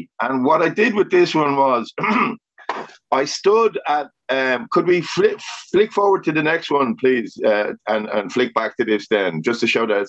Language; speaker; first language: English; native; English